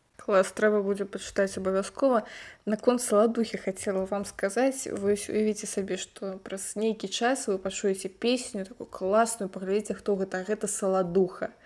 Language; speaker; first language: Belarusian; non-native, local second language; Russian